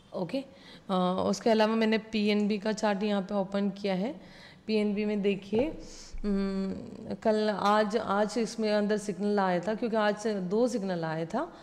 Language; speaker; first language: Hindi; non-native, local second language; Malayalam